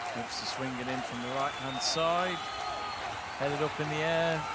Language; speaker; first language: English; native; English